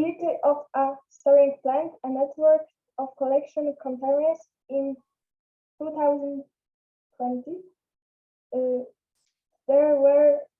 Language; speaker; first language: English; non-native, learner; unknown